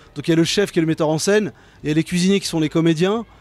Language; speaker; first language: French; native; French